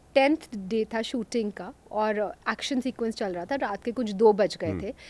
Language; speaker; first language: Hindi; native; Hindi